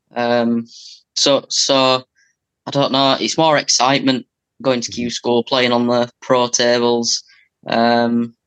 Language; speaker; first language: English; native; English